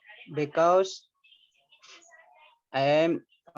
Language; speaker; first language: English; non-native, learner; Indonesian